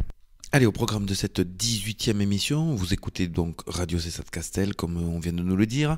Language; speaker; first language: French; native; French